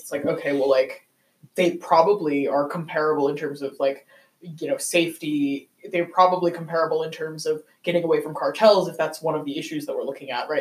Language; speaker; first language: English; non-native, local second language; Cantonese